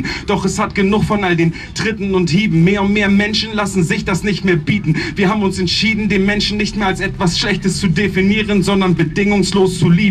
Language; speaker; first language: German; native; German